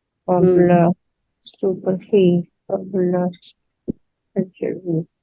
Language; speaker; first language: Arabic; non-native, learner; Malay